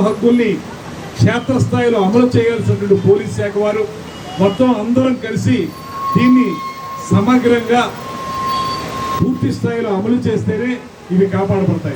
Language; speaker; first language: Telugu; native; Telugu